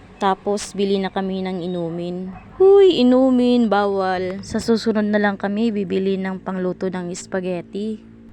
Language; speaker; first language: Filipino; non-native, local second language; Cebuano